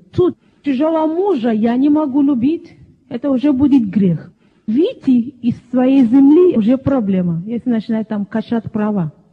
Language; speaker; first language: Russian; non-native, fluent; Yoruba